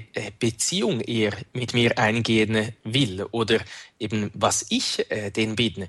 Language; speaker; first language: German; native; German